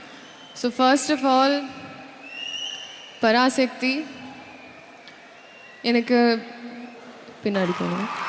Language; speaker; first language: Tamil; non-native, learner; Telugu